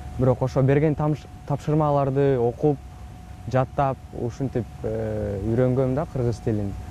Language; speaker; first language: Kyrgyz; non-native, local second language; Russian